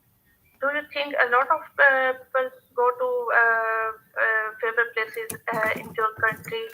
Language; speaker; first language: English; non-native, learner; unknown